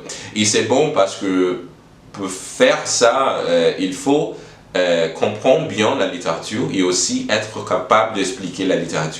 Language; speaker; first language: French; non-native, learner; English